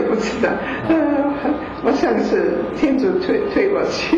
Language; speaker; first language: Chinese; non-native, fluent; German